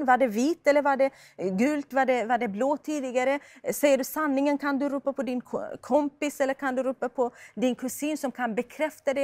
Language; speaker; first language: Swedish; non-native, fluent; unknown